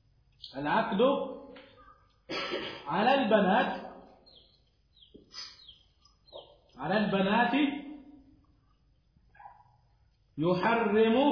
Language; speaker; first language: Arabic; non-native, fluent; Swahili